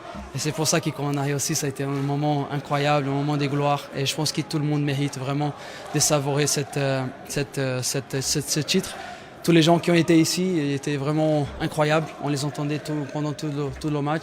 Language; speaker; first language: French; non-native, fluent; Portuguese